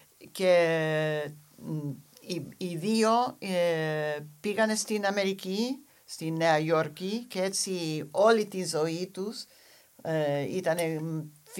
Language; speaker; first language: Greek; non-native, learner; English